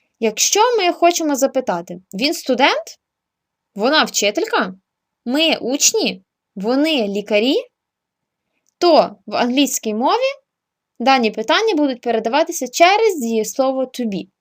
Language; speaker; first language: Ukrainian; native; Ukrainian